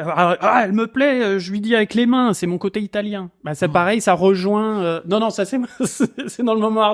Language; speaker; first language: French; native; French